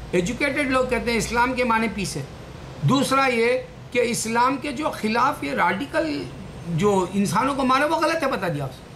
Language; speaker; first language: Urdu; native; Urdu